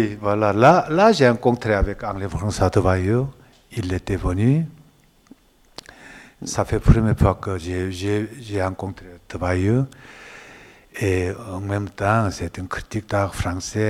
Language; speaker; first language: French; non-native, learner; Korean